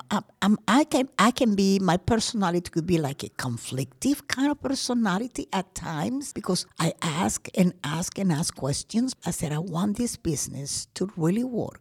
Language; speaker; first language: English; non-native, fluent; Spanish